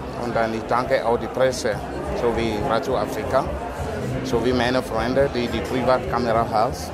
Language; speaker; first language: German; non-native, learner; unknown